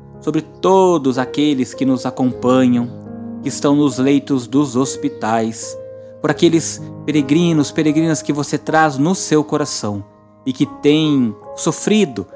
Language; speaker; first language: Portuguese; native; Portuguese